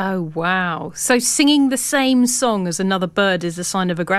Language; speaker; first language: English; native; English